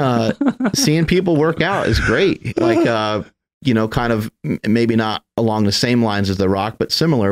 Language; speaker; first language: English; native; English